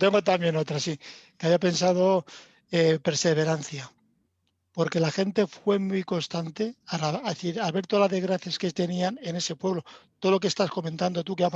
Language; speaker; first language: Spanish; native; Spanish